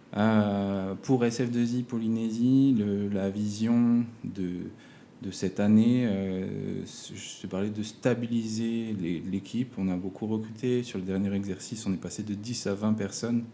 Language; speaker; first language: French; native; French